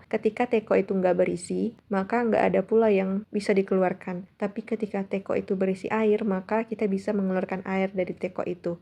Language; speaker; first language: Indonesian; non-native, local second language; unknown